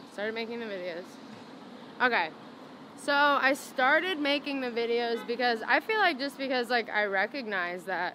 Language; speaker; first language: English; native; English